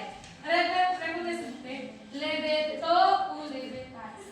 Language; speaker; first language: French; non-native, learner; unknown